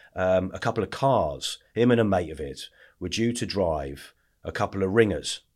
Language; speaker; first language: English; native; English